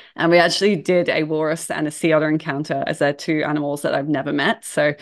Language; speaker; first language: English; native; English